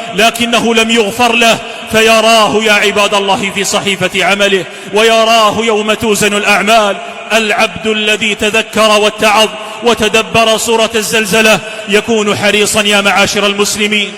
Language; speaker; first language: Arabic; native; Arabic